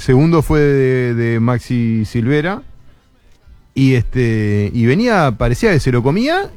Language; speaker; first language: Spanish; native; Spanish